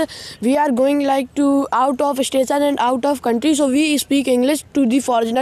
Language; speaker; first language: English; non-native, learner; Hindi